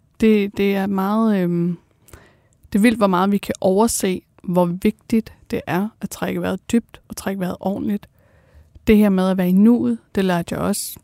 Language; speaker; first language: Danish; early bilingual, other home language; Persian